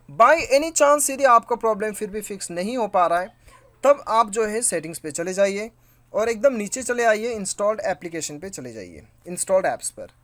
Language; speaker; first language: Hindi; native; Hindi